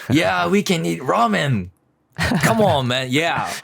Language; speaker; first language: English; non-native, learner; Japanese